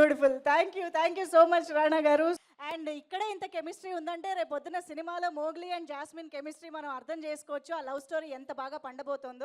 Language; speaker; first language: Telugu; native; Telugu